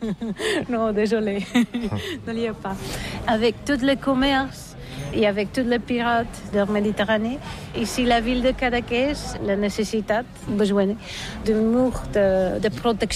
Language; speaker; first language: French; non-native, learner; Catalan